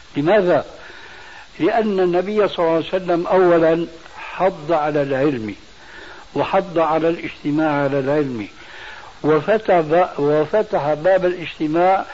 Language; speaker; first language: Arabic; early bilingual, other home language; Albanian